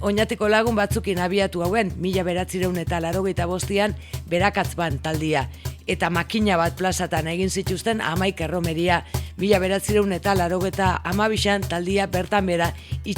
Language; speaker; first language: Basque; native; Basque